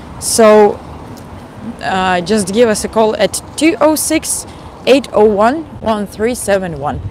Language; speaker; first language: English; non-native, fluent; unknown